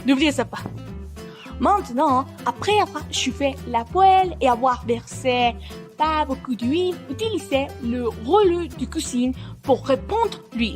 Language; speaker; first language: French; non-native, learner; Spanish